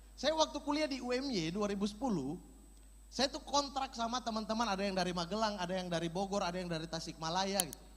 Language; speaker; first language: Indonesian; native; Indonesian